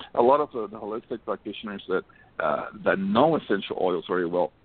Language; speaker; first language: English; early bilingual, other home language; Spanish